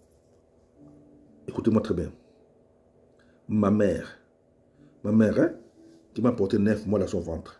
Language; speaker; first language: French; non-native, local second language; Lingala